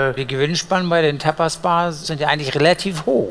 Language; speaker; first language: German; native; German